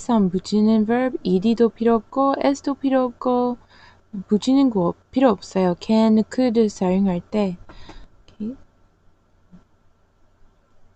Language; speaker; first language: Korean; non-native, learner; English